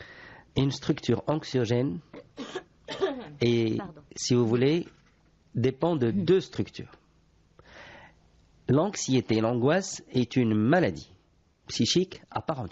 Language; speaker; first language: French; non-native, local second language; Arabic